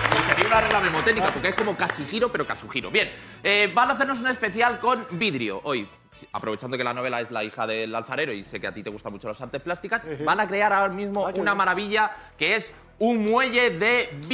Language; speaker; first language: Spanish; native; Spanish